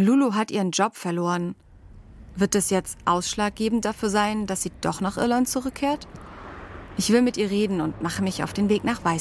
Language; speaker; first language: German; native; German